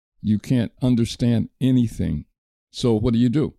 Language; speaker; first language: English; native; English